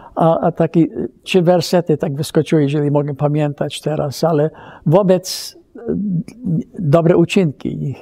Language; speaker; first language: Polish; early bilingual, heritage; Polish